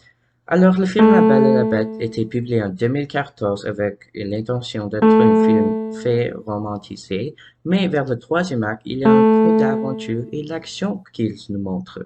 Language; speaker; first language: French; non-native, learner; English